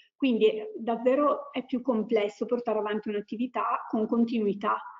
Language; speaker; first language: Italian; native; Italian